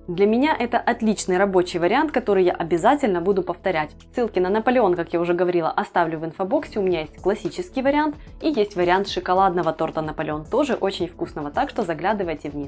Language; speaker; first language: Russian; native; Russian